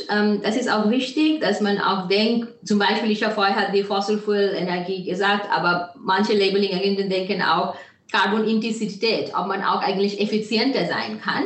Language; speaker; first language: German; non-native, fluent; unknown